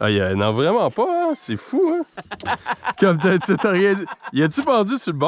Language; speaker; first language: French; native; French